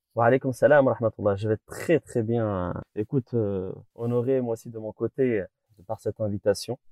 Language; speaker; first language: French; native; French